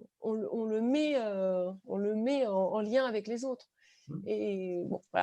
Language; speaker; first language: French; native; French